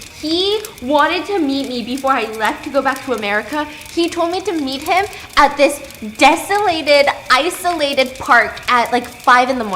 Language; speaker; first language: English; native; English